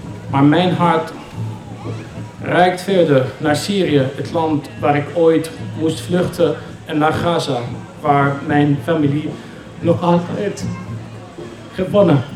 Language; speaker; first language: Dutch; non-native, fluent; Arabic